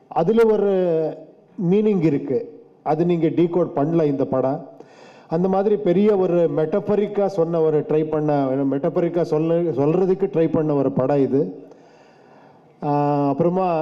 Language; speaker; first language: Tamil; non-native, fluent; Kannada